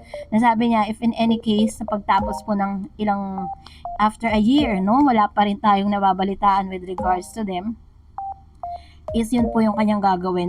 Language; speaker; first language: Filipino; native; Filipino